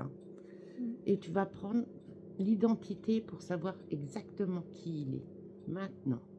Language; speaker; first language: French; native; French